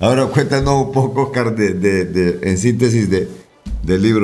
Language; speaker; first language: Spanish; native; Spanish